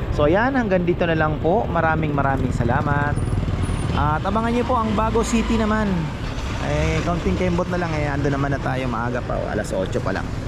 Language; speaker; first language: Filipino; native; Filipino